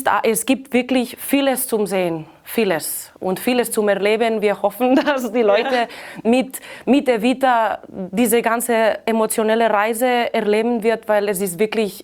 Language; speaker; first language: German; non-native, fluent; Catalan